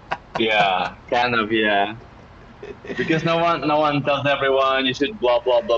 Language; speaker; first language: English; non-native, fluent; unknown